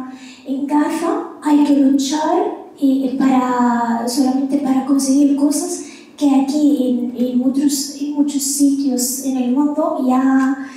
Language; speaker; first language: Spanish; non-native, fluent; Arabic